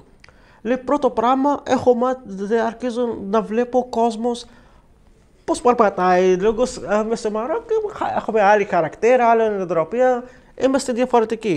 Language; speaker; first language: Greek; non-native, learner; Arabic